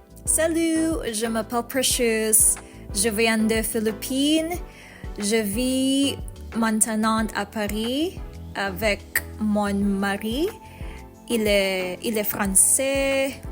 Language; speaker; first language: French; non-native, fluent; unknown